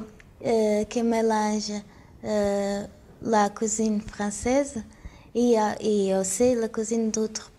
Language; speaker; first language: French; non-native, fluent; Portuguese